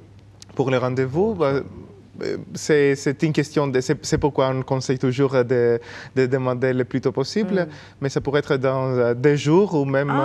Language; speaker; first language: French; non-native, fluent; Greek